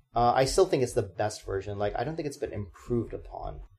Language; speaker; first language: English; non-native, local second language; Hindi